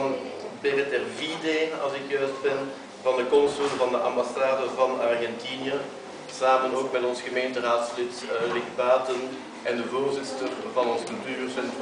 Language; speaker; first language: Dutch; native; Dutch